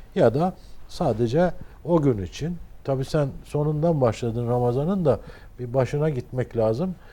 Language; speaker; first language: Turkish; native; Turkish